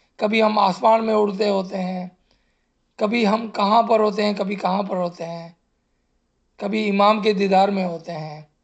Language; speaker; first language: Urdu; non-native, local second language; Gujarati